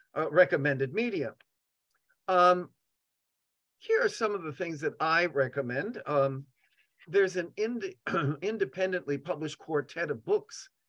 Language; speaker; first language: English; native; English